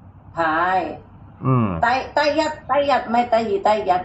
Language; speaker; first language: Cantonese; non-native, learner; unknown